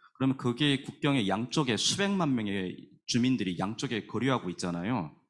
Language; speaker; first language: Korean; native; Korean